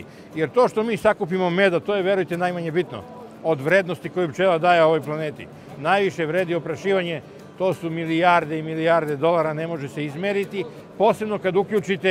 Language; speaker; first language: Serbian; native; Serbian